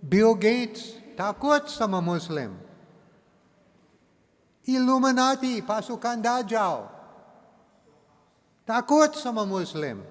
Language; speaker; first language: Indonesian; non-native, learner; English